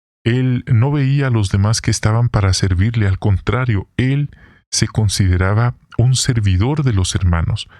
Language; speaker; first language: Spanish; native; Spanish